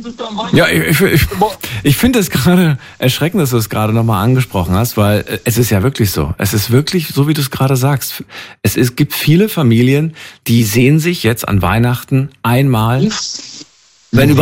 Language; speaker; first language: German; native; German